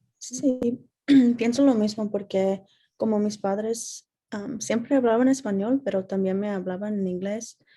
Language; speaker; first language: Spanish; early bilingual, heritage; English